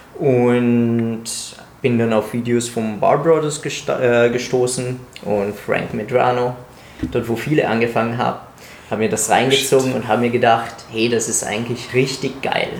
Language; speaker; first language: German; non-native, fluent; Italian